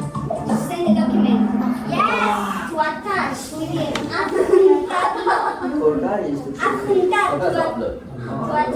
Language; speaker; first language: English; non-native, fluent; Korean